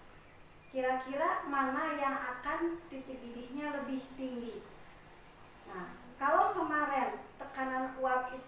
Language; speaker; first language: Indonesian; native; Indonesian